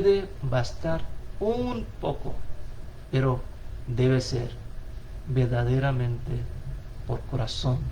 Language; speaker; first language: Spanish; non-native, fluent; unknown